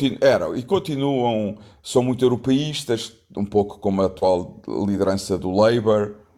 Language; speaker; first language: Portuguese; native; Portuguese